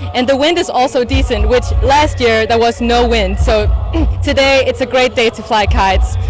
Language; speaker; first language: English; non-native, fluent; Danish